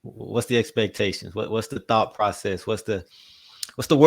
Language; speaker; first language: English; native; English